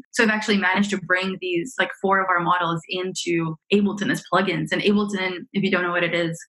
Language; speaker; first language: English; early bilingual, other home language; Romanian